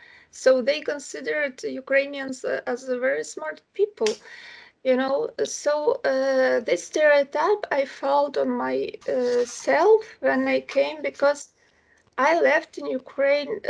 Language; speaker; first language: English; non-native, fluent; Ukrainian